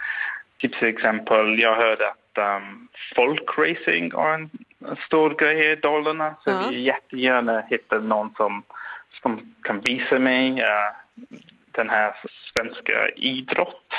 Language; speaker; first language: Swedish; non-native, fluent; English